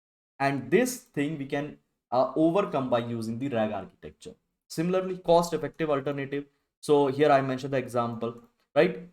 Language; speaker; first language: English; non-native, local second language; Hindi